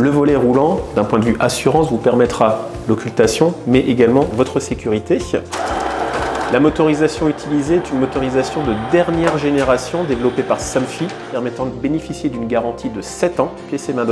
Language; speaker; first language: French; native; French